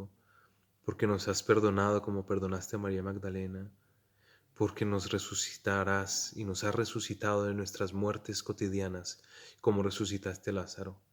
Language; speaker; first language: Spanish; native; Spanish